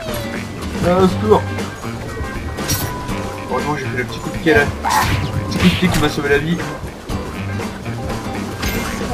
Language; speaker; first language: French; native; French